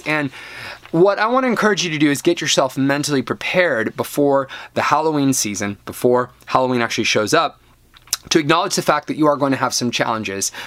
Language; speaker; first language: English; native; English